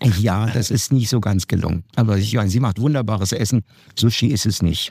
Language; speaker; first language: German; non-native, fluent; Turkish